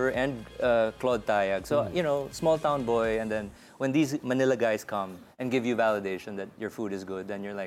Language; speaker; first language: English; non-native, local second language; Hiligaynon